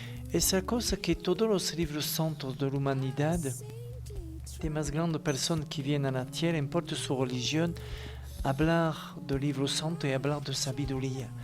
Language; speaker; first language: Spanish; non-native, learner; French